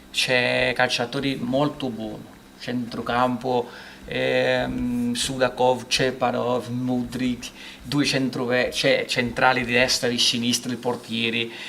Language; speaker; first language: Italian; non-native, fluent; Portuguese